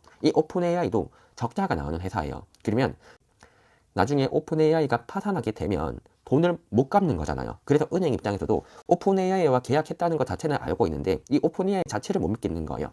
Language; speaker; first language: Korean; native; Korean